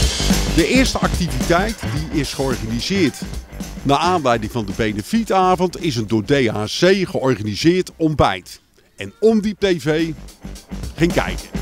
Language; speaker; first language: Dutch; native; Dutch